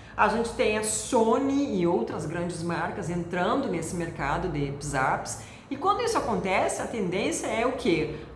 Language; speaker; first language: Portuguese; native; Portuguese